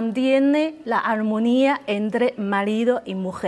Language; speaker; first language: Spanish; non-native, fluent; Chinese